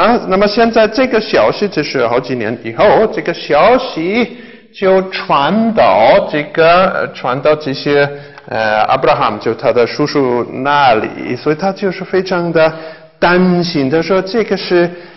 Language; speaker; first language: Chinese; non-native, fluent; German